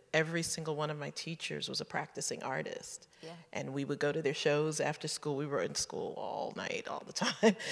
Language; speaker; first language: English; native; English